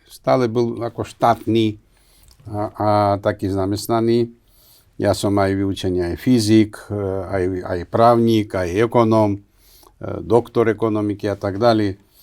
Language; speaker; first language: Slovak; non-native, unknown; Georgian